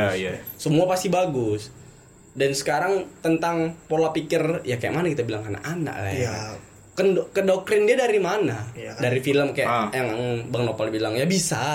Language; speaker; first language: Indonesian; native; Indonesian